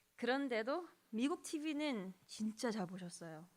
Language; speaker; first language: Korean; early bilingual, other home language; English